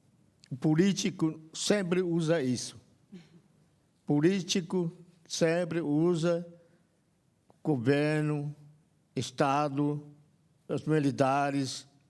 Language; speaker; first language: Portuguese; non-native, local second language; Yanomámi